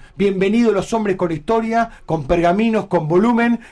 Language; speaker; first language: Spanish; native; Spanish